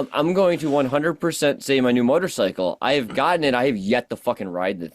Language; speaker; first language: English; native; English